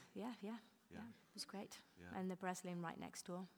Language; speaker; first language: English; native; English